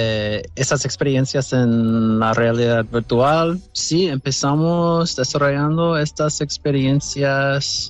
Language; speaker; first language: Spanish; non-native, fluent; English